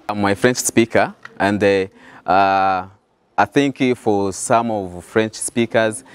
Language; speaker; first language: English; non-native, fluent; Rundi